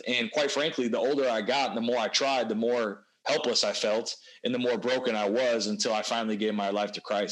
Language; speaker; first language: English; native; English